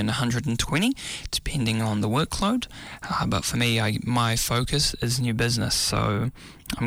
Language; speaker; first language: English; native; English